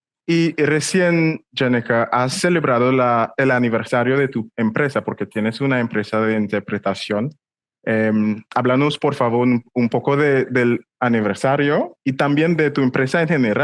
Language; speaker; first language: Spanish; non-native, fluent; English